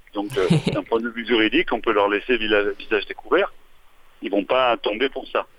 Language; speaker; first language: French; native; French